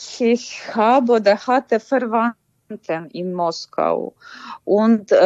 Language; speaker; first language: German; non-native, fluent; Ukrainian